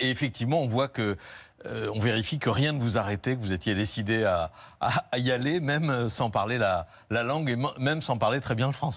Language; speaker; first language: French; native; French